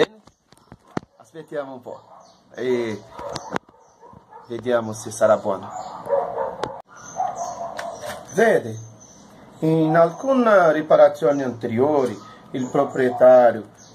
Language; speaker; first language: Italian; non-native, learner; Portuguese